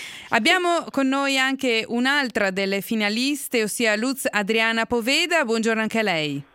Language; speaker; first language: Italian; native; Italian